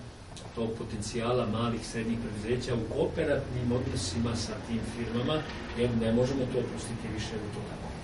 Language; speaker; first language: Serbian; native; Serbian